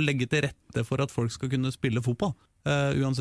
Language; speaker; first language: Norwegian; native; Norwegian